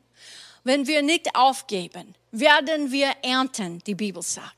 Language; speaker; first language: German; non-native, fluent; English